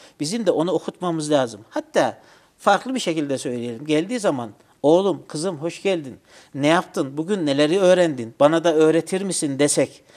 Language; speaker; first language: Turkish; native; Turkish